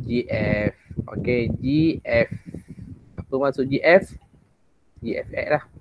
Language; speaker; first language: Malay; native; Malay